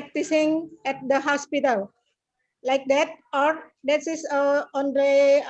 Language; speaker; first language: English; non-native, learner; Indonesian